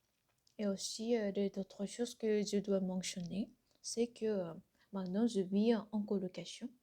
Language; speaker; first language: French; non-native, learner; Korean